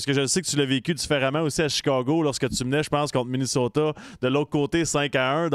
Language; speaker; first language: French; native; French